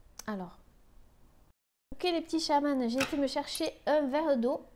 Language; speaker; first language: French; native; French